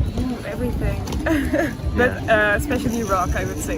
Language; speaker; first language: English; non-native, fluent; French